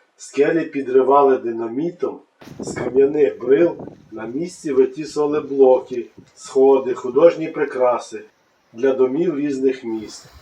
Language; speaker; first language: Ukrainian; native; Ukrainian